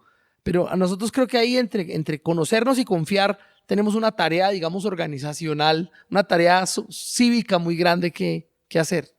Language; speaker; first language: Spanish; native; Spanish